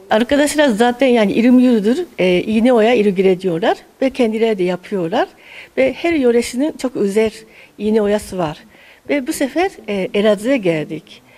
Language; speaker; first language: Turkish; non-native, fluent; Japanese